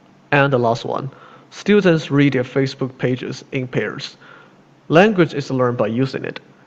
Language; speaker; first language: English; non-native, fluent; Chinese